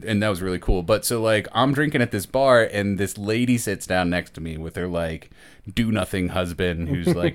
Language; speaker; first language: English; native; English